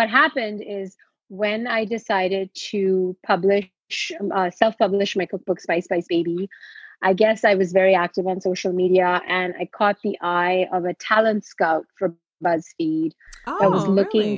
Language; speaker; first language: English; non-native, local second language; Hindi